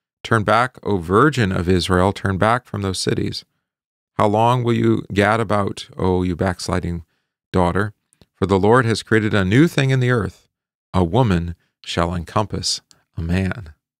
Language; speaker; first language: English; native; English